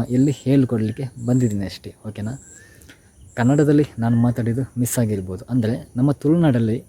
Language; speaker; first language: Kannada; non-native, local second language; Tulu